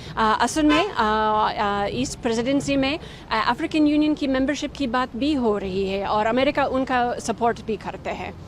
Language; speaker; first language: Hindi; non-native, fluent; English